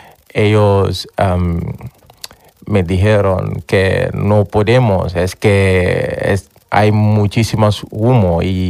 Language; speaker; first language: Spanish; non-native, learner; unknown